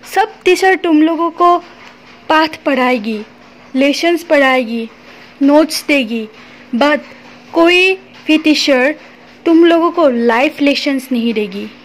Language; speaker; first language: Hindi; non-native, local second language; Assamese